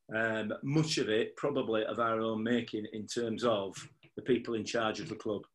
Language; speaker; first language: English; native; English